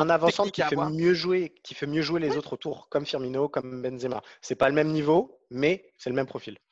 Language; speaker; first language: French; native; French